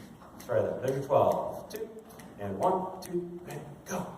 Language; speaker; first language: English; native; English